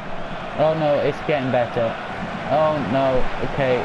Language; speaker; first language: English; native; English